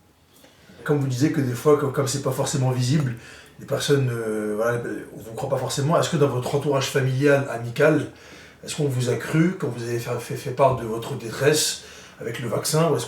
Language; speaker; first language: French; native; French